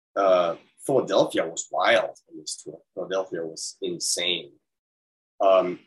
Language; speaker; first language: English; non-native, fluent; German